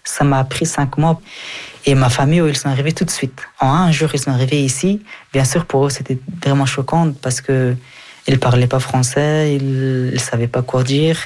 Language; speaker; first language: French; non-native, fluent; Persian